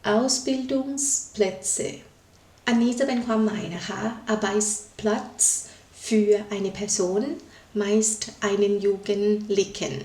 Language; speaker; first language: German; non-native, learner; Thai